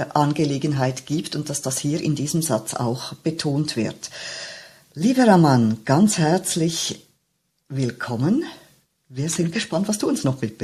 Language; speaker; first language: German; native; German